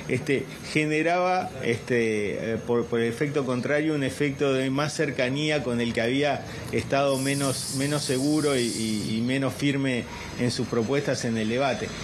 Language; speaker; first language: Spanish; native; Spanish